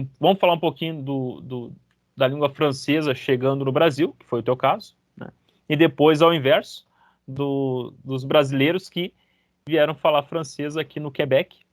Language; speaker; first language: Portuguese; native; Portuguese